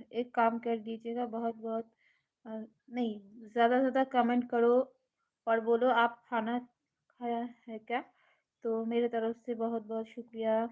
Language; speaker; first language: Hindi; non-native, local second language; Bangla